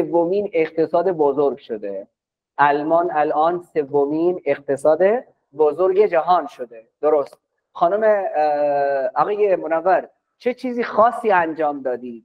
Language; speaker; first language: Persian; non-native, fluent; Urdu